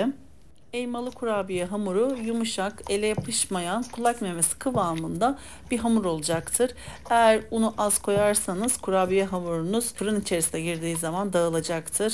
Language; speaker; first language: Turkish; native; Turkish